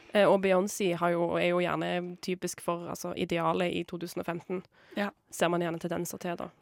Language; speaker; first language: Norwegian; native; Norwegian